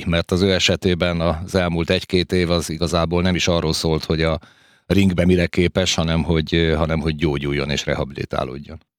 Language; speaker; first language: Hungarian; native; Hungarian